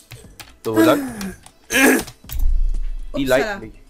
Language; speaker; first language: German; native; German